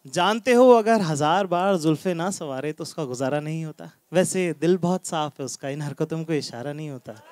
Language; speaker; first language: Hindi; native; Hindi